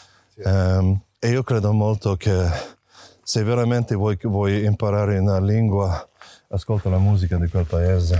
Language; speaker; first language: Italian; non-native, fluent; English